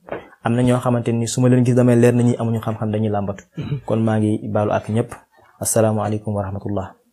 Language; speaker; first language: Wolof; non-native, local second language; Fula